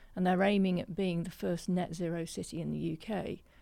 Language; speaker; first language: English; native; English